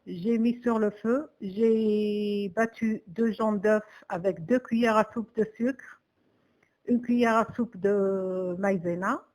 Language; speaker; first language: French; non-native, local second language; Arabic